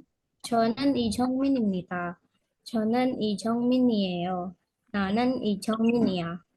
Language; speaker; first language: Korean; non-native, learner; Indonesian